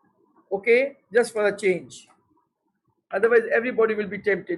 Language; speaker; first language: English; non-native, local second language; Urdu